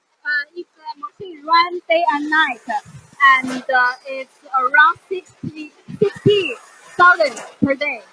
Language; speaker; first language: English; non-native, fluent; Chinese